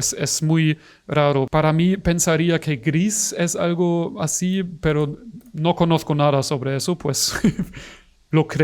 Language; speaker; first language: Spanish; non-native, fluent; German